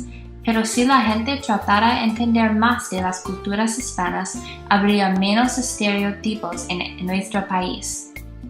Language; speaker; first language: Spanish; non-native, learner; English